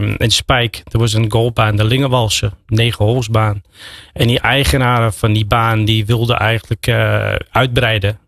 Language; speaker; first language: Dutch; non-native, fluent; English